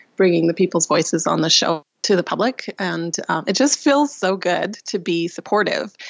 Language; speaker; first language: English; non-native, fluent; Russian